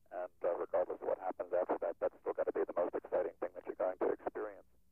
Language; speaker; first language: English; native; English